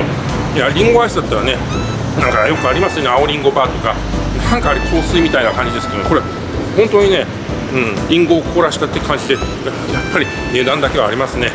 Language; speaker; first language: Japanese; native; Japanese